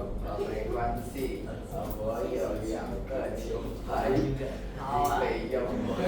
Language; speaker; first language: Chinese; non-native, learner; Indonesian